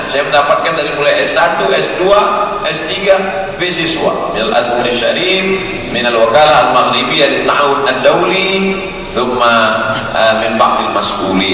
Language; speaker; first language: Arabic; non-native, fluent; Indonesian